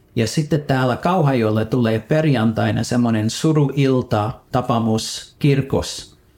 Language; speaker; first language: Finnish; early bilingual, heritage; Finnish